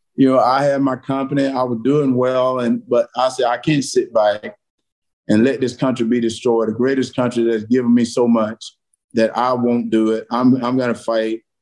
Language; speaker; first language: English; native; English